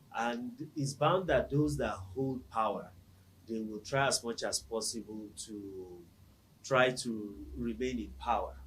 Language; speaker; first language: English; non-native, local second language; Yoruba